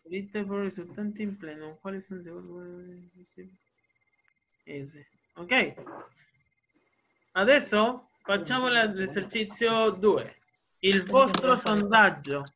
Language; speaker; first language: Italian; non-native, fluent; Spanish